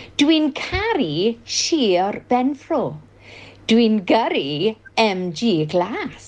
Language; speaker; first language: Welsh; non-native, learner; English